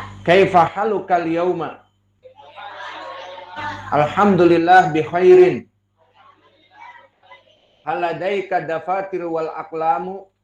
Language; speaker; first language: Arabic; non-native, fluent; Indonesian